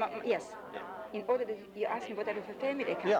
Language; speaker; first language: English; non-native, fluent; Yiddish